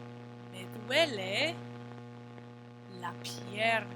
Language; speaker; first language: Spanish; non-native, fluent; English